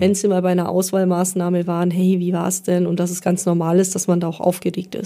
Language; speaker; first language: German; native; German